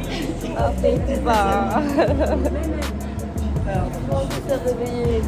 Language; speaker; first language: French; native; French